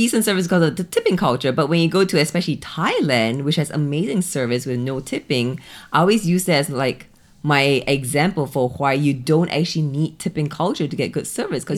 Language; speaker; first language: English; native; English